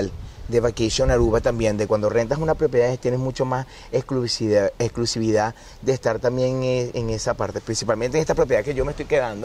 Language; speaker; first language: Spanish; native; Spanish